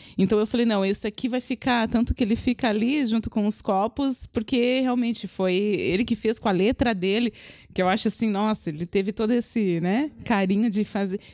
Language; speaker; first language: Portuguese; native; Portuguese